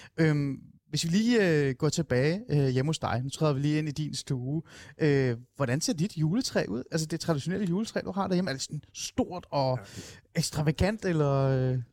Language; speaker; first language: Danish; native; Danish